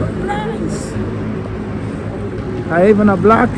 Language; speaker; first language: Dutch; non-native, learner; Portuguese